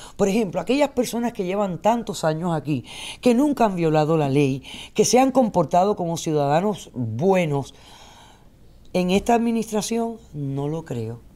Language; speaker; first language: Spanish; early bilingual, heritage; Spanish